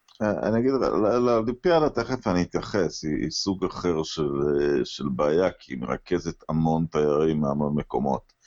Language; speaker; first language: Hebrew; native; Hebrew